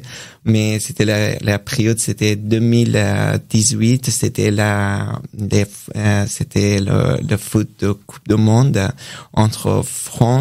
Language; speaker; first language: French; non-native, learner; Persian